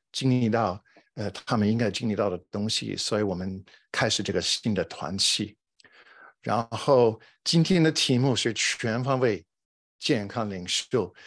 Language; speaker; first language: Chinese; non-native, fluent; English